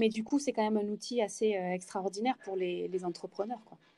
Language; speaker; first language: French; native; French